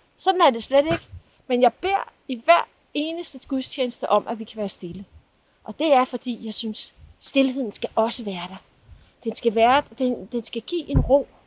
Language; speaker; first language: Danish; native; Danish